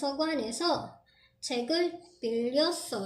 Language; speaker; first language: Korean; non-native, fluent; Filipino